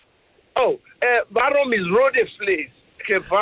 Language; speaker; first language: Dutch; non-native, learner; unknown